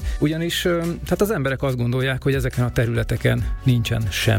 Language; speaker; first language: Hungarian; native; Hungarian